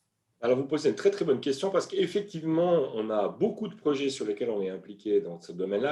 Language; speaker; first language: French; native; French